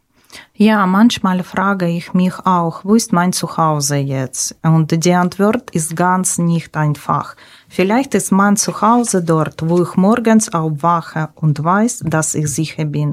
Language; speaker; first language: German; non-native, learner; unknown